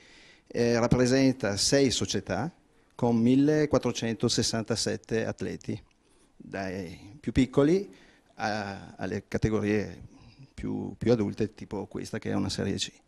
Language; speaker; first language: Italian; native; Italian